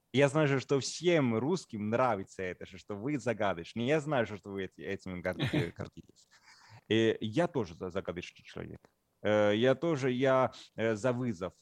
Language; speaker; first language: Russian; non-native, fluent; Italian